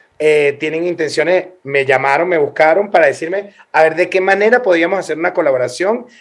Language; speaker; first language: Spanish; native; Spanish